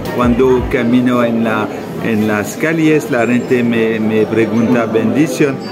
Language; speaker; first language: Spanish; non-native, learner; French